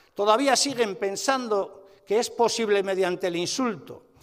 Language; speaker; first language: Spanish; native; Spanish